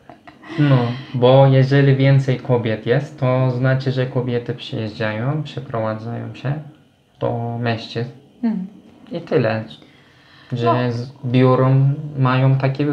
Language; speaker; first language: Polish; non-native, fluent; Turkish